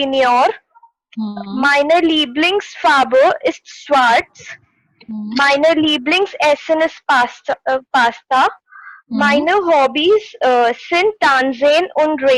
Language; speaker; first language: German; non-native, learner; Hindi